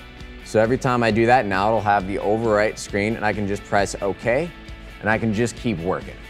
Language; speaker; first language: English; native; English